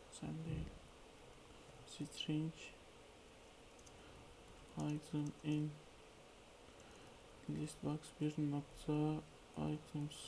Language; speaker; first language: Turkish; native; Turkish